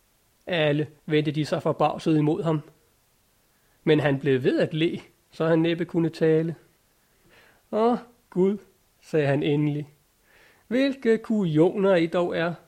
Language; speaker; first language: Danish; native; Danish